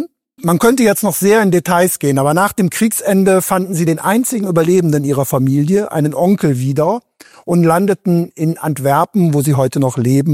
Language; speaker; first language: German; native; German